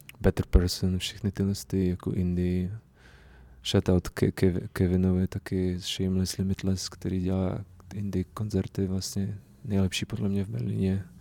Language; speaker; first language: Czech; non-native, fluent; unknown